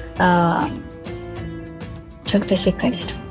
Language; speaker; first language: Turkish; non-native, learner; Georgian